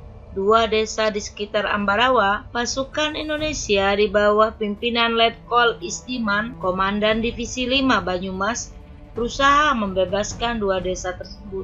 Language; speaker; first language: Indonesian; native; Indonesian